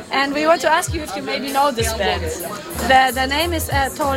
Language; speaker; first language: English; non-native, fluent; German